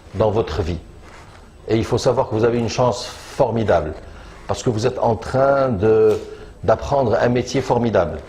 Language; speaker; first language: French; non-native, local second language; Arabic